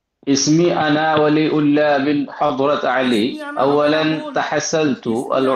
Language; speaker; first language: Arabic; non-native, learner; Bangla